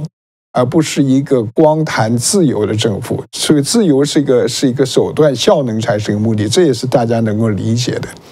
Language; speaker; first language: Chinese; native; Chinese